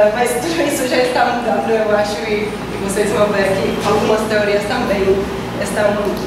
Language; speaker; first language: Portuguese; non-native, fluent; Czech